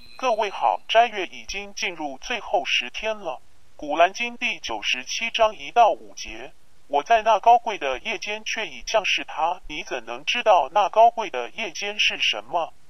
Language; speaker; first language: Chinese; non-native, local second language; Cantonese